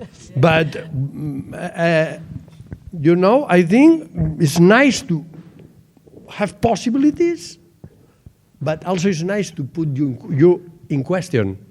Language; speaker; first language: English; non-native, learner; Catalan